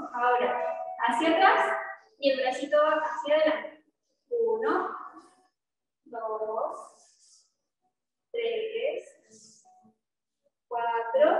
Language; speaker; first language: Spanish; native; Spanish